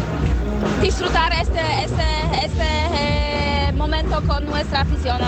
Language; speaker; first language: Spanish; non-native, learner; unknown